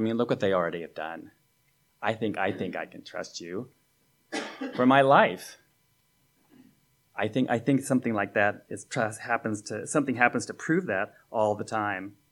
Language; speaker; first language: English; native; English